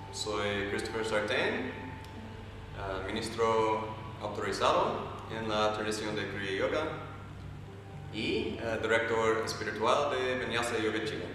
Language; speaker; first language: Spanish; non-native, fluent; English